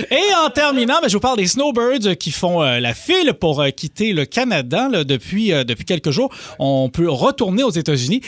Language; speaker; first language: French; native; French